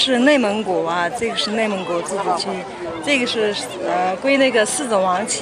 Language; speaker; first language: Chinese; non-native, local second language; Mongolian